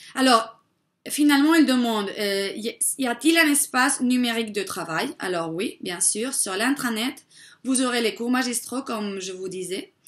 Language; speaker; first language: French; non-native, fluent; Spanish